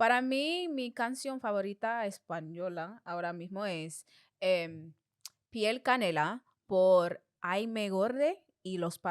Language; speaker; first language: Spanish; non-native, fluent; English